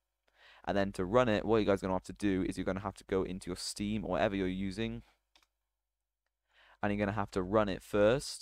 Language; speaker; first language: English; native; English